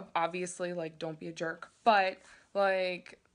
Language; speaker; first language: English; native; English